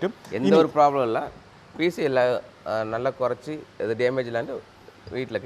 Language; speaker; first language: Malayalam; non-native, learner; Tamil